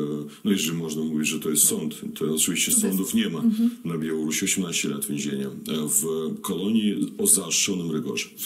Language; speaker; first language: Polish; non-native, fluent; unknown